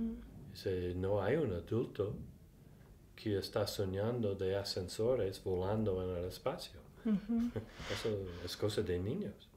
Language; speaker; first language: Spanish; non-native, fluent; English